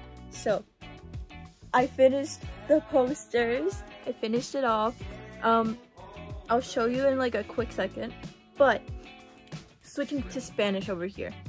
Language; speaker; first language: English; early bilingual, other home language; Spanish